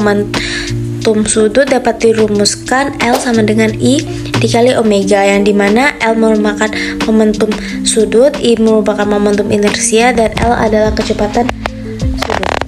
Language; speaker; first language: Indonesian; native; Indonesian